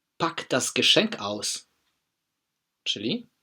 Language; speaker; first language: German; non-native, fluent; Polish